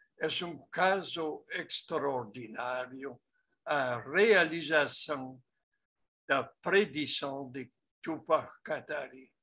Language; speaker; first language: Portuguese; non-native, fluent; French